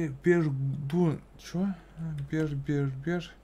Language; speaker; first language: Russian; native; Russian